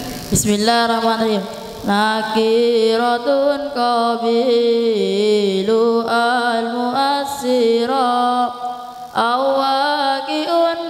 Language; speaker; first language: Arabic; non-native, learner; Madurese